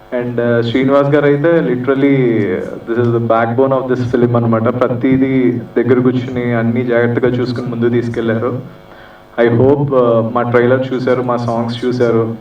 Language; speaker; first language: Telugu; native; Telugu